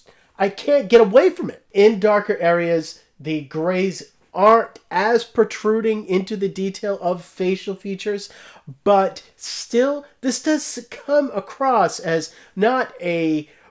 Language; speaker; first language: English; native; English